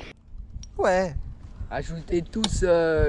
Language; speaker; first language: French; native; French